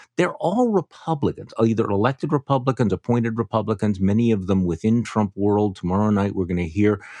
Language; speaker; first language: English; native; English